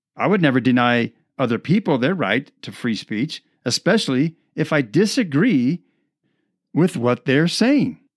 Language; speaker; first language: English; native; English